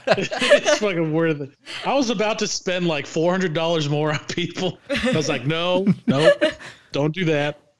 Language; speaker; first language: English; native; English